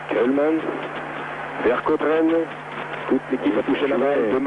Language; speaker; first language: French; native; French